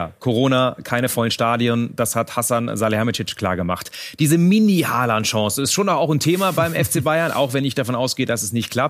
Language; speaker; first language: German; native; German